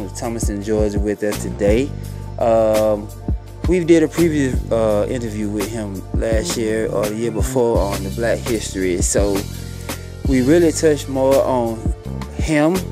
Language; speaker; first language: English; native; English